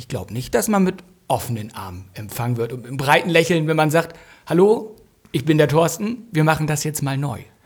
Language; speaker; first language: German; native; German